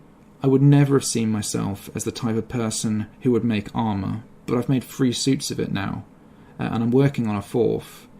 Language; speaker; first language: English; native; English